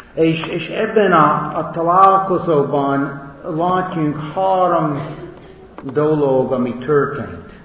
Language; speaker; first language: Hungarian; non-native, learner; English